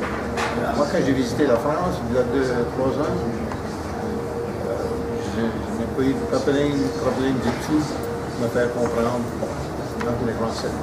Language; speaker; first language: French; early bilingual, heritage; French